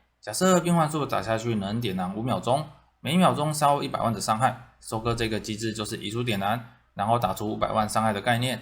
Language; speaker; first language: Chinese; native; Chinese